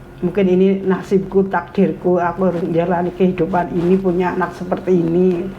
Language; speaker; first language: Indonesian; non-native, local second language; Javanese